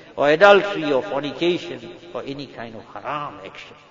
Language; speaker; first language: English; native; English